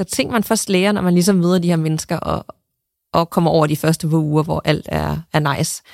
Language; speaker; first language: Danish; native; Danish